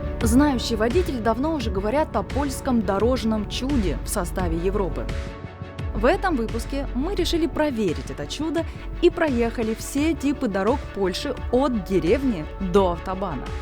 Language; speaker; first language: Russian; native; Russian